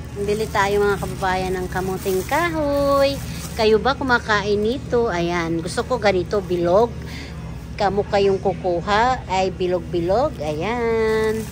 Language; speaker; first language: Filipino; non-native, local second language; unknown